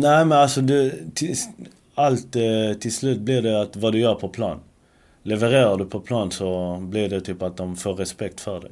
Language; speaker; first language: Swedish; early bilingual, other home language; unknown